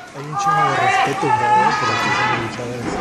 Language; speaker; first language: Spanish; native; Spanish